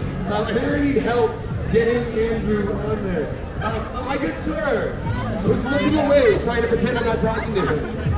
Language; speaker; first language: English; native; English